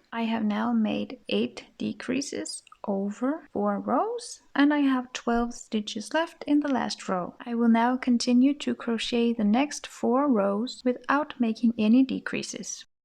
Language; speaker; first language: English; non-native, fluent; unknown